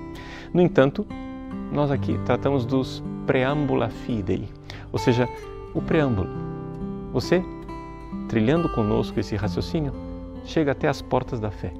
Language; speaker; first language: Portuguese; native; Portuguese